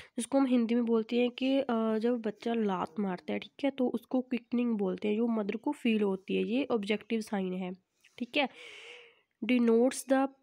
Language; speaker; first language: Hindi; non-native, local second language; Punjabi